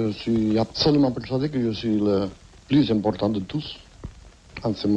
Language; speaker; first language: French; non-native, fluent; Catalan